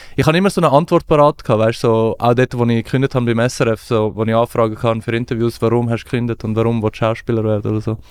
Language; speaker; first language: German; early bilingual, other home language; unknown